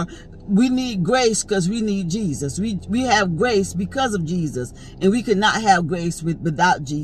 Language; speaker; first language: English; native; English